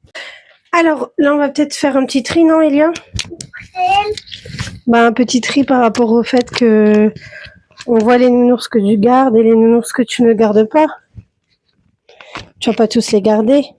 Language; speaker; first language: French; native; French